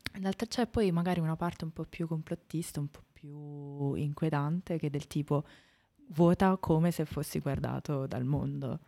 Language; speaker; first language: Italian; native; Italian